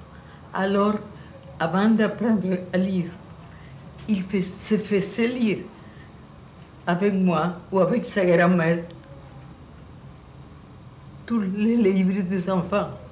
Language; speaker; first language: French; non-native, fluent; Spanish